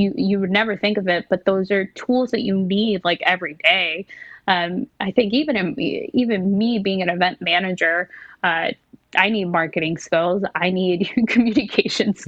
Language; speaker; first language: English; native; English